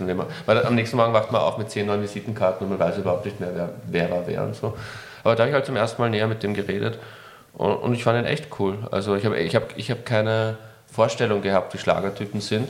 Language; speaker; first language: German; native; German